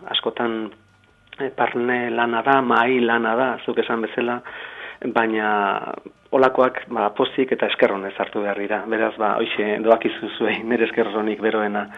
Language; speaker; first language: Basque; native; Basque